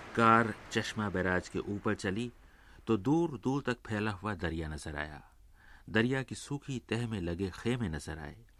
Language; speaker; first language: Urdu; native; Urdu